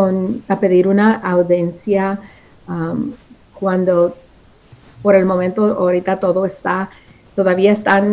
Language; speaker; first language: Spanish; early bilingual, other home language; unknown